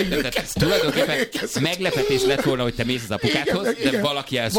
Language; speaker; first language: Hungarian; native; Hungarian